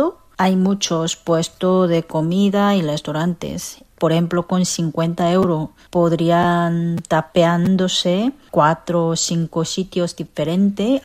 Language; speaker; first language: Spanish; non-native, learner; Korean